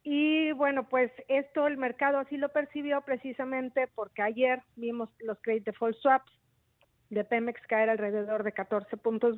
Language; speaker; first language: Spanish; native; Spanish